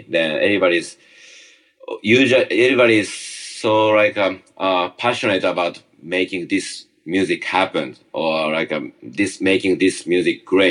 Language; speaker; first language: English; non-native, learner; Japanese